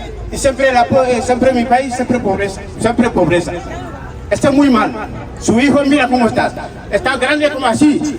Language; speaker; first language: Spanish; non-native, learner; Wolof